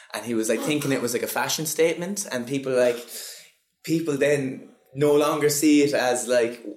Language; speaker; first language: English; native; English